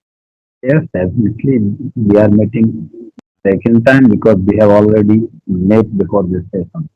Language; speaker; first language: English; non-native, learner; Hindi